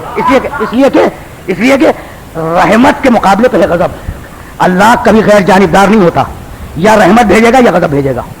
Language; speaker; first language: Urdu; native; Urdu